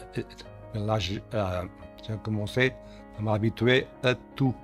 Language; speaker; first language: French; non-native, learner; Portuguese